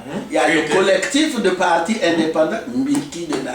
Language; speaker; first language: French; non-native, local second language; Lingala